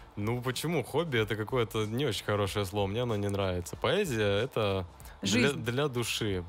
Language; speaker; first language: Russian; native; Russian